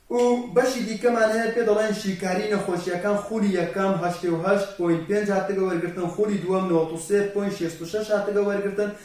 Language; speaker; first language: Central Kurdish; non-native, local second language; Kurdish